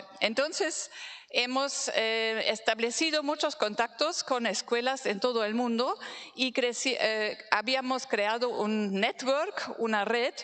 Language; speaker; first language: Spanish; non-native, fluent; German